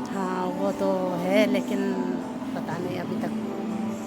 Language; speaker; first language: Hindi; non-native, local second language; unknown